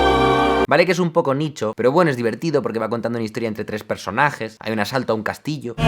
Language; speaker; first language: Spanish; native; Spanish